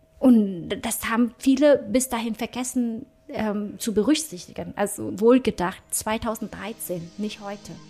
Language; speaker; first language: German; early bilingual, other home language; Vietnamese